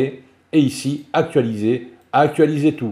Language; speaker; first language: French; native; French